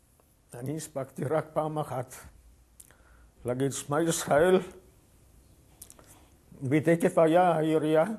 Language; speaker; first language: Hebrew; non-native, fluent; Yiddish